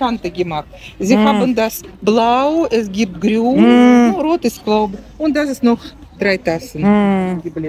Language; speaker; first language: German; non-native, learner; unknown